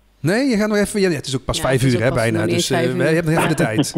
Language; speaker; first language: Dutch; native; Dutch